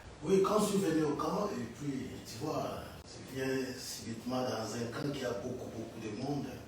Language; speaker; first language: French; non-native, local second language; Lingala